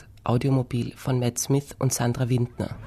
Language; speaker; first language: German; native; German